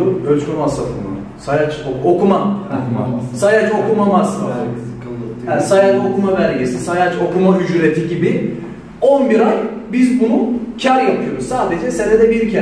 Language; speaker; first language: Turkish; native; Turkish